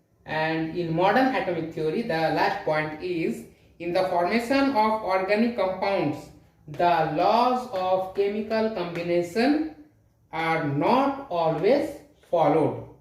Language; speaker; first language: English; non-native, local second language; Hindi